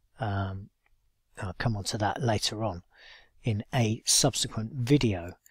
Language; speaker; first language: English; native; English